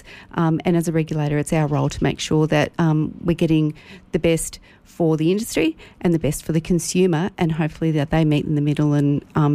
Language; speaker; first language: English; native; English